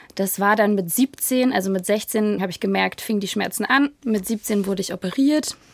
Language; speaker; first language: German; native; German